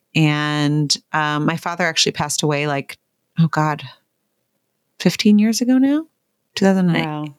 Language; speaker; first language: English; native; English